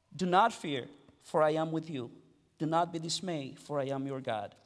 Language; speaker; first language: English; non-native, fluent; Spanish